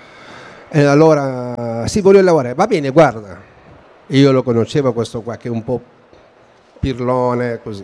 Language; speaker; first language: Italian; non-native, fluent; Spanish